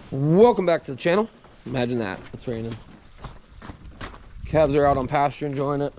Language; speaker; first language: English; native; English